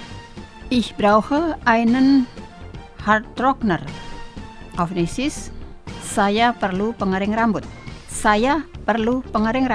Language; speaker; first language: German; non-native, fluent; Indonesian